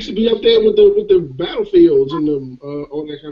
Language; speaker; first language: English; native; English